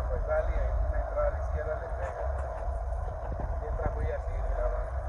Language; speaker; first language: Spanish; native; Spanish